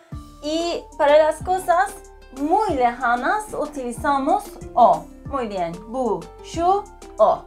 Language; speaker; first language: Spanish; non-native, fluent; Turkish